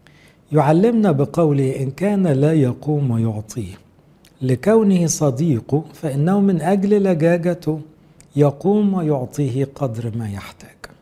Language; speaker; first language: Arabic; native; Arabic